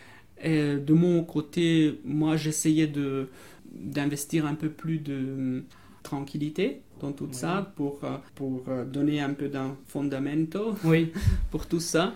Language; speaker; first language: French; non-native, fluent; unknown